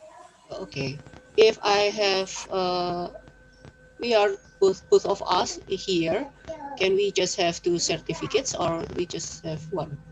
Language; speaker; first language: English; non-native, fluent; Indonesian